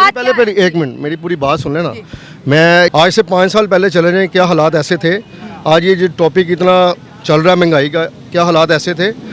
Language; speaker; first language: Urdu; non-native, local second language; Punjabi